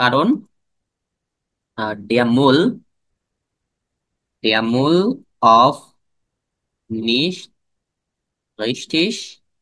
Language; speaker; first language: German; non-native, fluent; Bangla